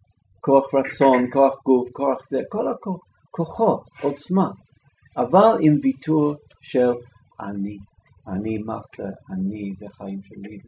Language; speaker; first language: Hebrew; non-native, fluent; English